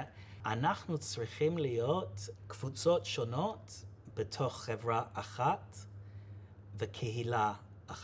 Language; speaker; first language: Hebrew; non-native, fluent; English